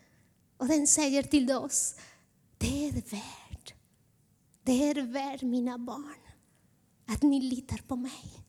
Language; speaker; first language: Swedish; non-native, fluent; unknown